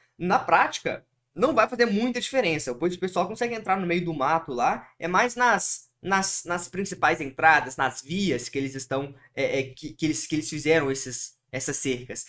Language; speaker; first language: Portuguese; early bilingual, heritage; Portuguese